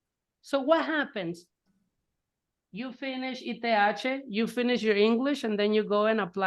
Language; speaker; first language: English; non-native, fluent; Spanish